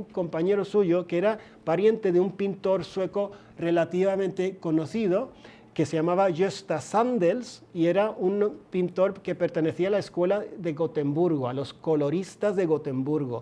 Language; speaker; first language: Spanish; non-native, fluent; Swedish